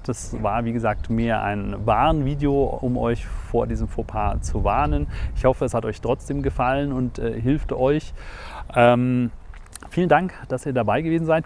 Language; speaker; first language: German; native; German